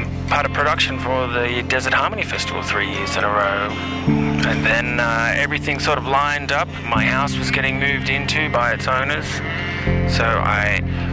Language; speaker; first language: English; native; English